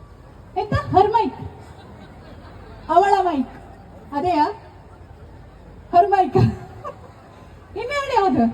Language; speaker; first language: Kannada; native; Kannada